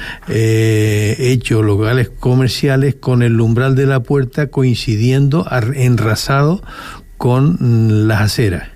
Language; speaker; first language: Spanish; native; Spanish